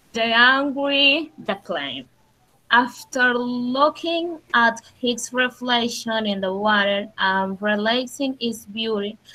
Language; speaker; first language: English; non-native, learner; Spanish